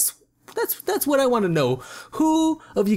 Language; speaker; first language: English; native; English